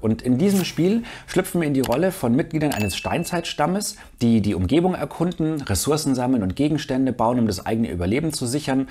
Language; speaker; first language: German; native; German